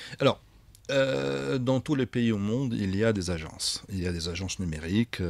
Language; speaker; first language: French; non-native, local second language; Arabic